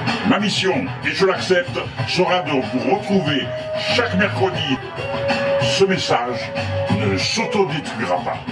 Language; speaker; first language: French; native; French